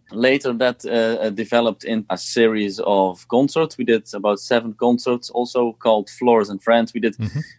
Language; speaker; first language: English; non-native, fluent; Dutch